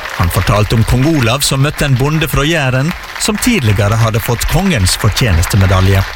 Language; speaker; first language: Norwegian; native; Norwegian